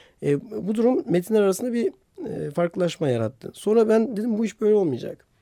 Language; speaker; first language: Turkish; non-native, local second language; Armenian